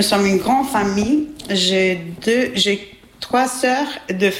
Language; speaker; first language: French; non-native, learner; Albanian